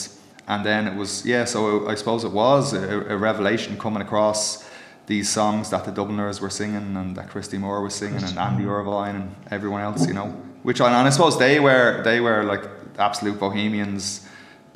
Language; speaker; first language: English; native; English